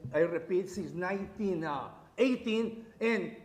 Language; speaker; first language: English; non-native, learner; Spanish